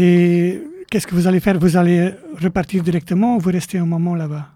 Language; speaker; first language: French; native; French